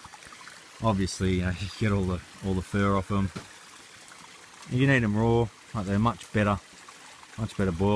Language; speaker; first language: English; native; English